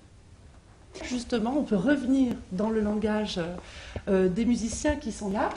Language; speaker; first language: French; native; French